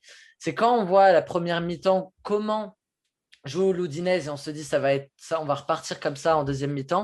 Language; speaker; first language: French; native; French